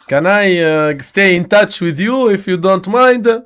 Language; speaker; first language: English; non-native, learner; Arabic